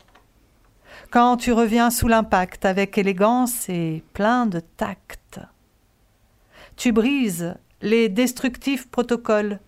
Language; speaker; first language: French; early bilingual, other home language; Italian